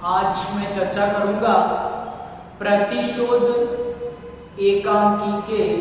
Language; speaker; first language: Hindi; non-native, local second language; Kannada